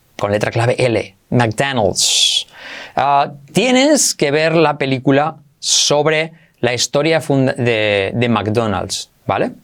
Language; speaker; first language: Spanish; native; Spanish